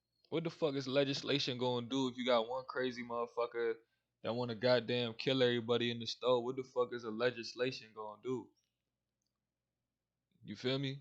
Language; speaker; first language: English; native; English